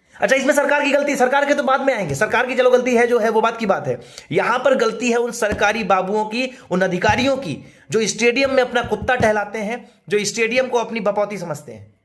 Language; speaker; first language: Hindi; native; Hindi